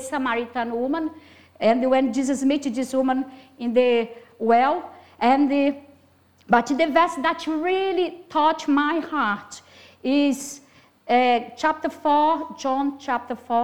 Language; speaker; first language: English; non-native, fluent; Portuguese